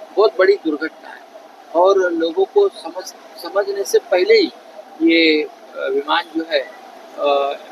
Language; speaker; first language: Hindi; non-native, local second language; Marathi